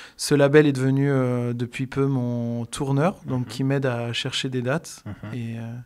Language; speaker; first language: French; native; French